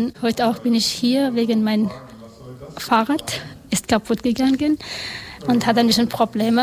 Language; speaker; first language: German; non-native, learner; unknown